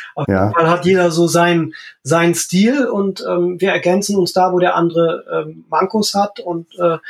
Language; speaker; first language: German; native; German